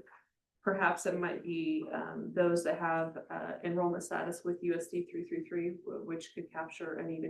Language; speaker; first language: English; native; English